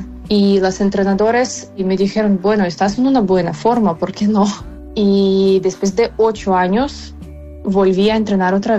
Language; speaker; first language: Spanish; non-native, fluent; Ukrainian